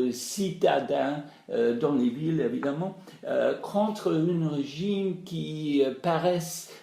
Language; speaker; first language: French; non-native, fluent; English